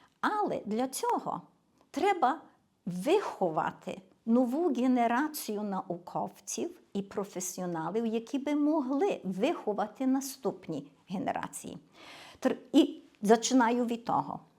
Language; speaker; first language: Ukrainian; early bilingual, heritage; Ukrainian